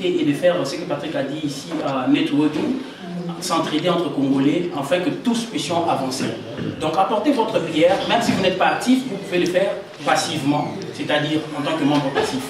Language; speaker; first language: French; non-native, local second language; Lingala